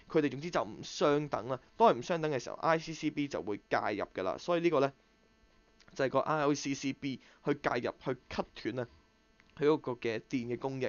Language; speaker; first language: Cantonese; native; Cantonese